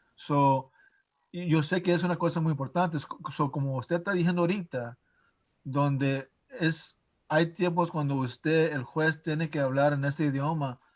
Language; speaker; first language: Spanish; early bilingual, heritage; English